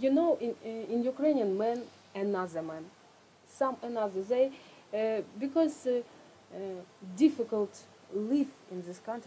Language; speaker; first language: English; non-native, learner; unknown